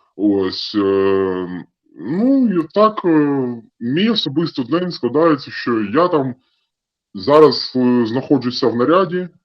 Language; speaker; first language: Ukrainian; non-native, local second language; Russian